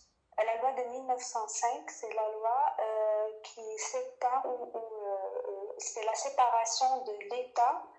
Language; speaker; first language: French; non-native, fluent; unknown